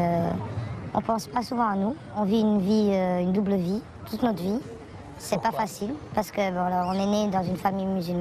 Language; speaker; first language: French; early bilingual, other home language; Arabic